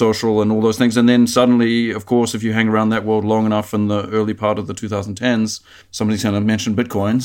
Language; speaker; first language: English; native; English